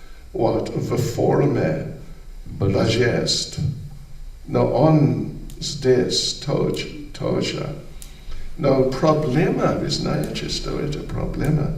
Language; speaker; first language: Russian; non-native, learner; English